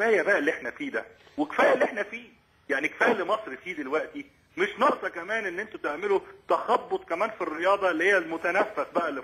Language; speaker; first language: Arabic; native; Arabic